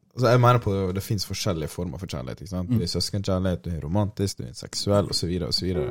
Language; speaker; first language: Norwegian; early bilingual, other home language; Somali